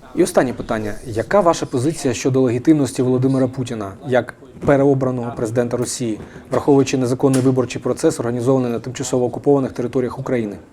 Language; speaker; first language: Ukrainian; native; Ukrainian